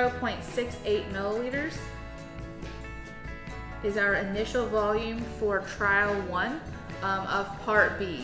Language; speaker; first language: English; native; English